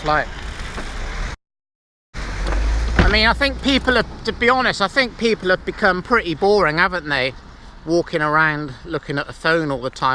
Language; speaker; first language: English; native; English